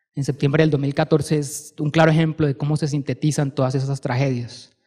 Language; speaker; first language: Spanish; native; Spanish